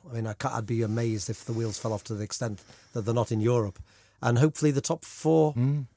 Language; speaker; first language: English; native; English